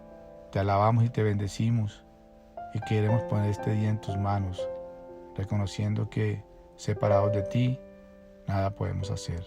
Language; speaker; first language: Spanish; native; Spanish